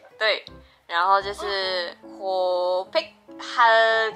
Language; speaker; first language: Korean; non-native, learner; Chinese